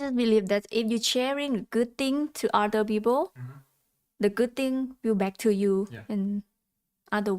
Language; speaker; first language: English; non-native, learner; Thai